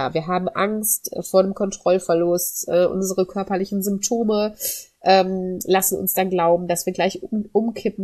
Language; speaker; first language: German; native; German